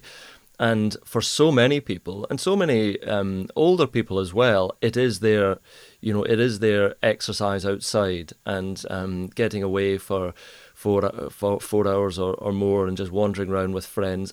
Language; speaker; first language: English; native; English